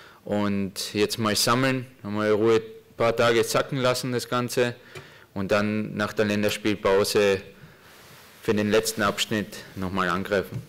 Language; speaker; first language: German; native; German